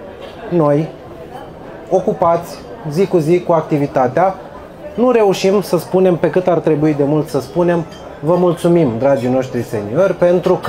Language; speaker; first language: Romanian; native; Romanian